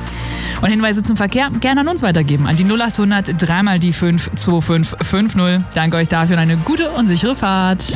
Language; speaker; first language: German; native; German